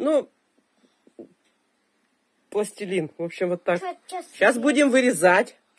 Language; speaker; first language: Russian; native; Russian